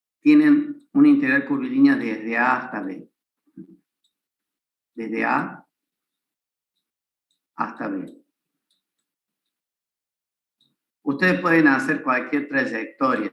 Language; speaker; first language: Spanish; native; Spanish